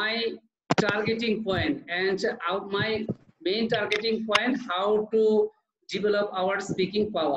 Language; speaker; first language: English; non-native, learner; Bangla